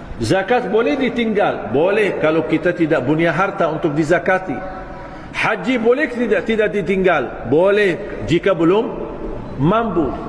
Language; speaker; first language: Malay; non-native, fluent; Arabic